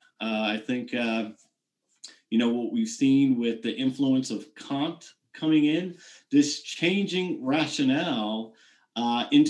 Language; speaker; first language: English; native; English